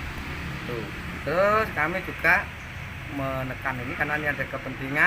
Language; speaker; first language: Indonesian; non-native, local second language; Javanese